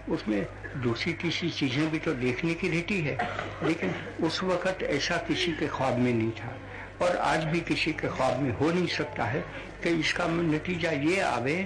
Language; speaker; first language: Hindi; non-native, local second language; Gujarati